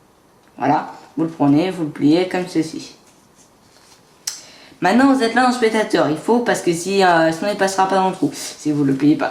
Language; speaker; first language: French; native; French